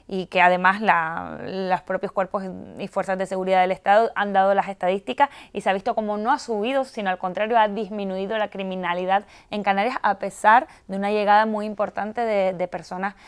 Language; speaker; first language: Spanish; native; Spanish